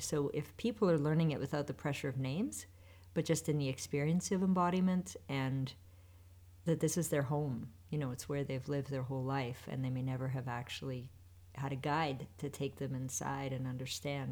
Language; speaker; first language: English; native; English